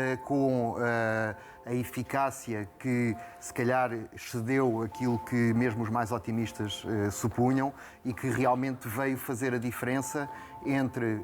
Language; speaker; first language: Portuguese; native; Portuguese